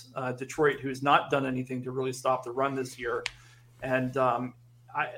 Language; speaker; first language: English; native; English